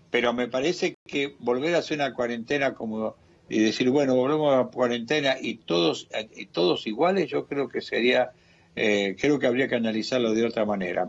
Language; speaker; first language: Spanish; native; Spanish